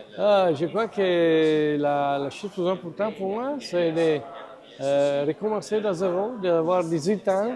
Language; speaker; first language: French; non-native, fluent; Italian